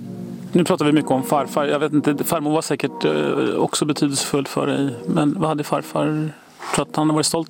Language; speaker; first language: Swedish; native; Swedish